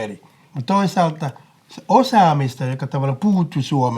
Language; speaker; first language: Finnish; non-native, fluent; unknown